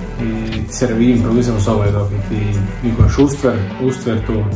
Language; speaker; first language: Latvian; native; Latvian